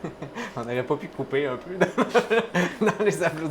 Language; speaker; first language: French; native; French